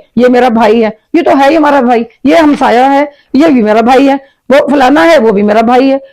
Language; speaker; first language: Urdu; native; Urdu